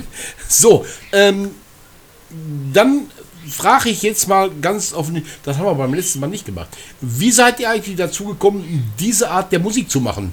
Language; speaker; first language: German; native; German